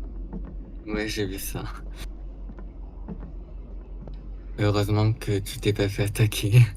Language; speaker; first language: French; native; French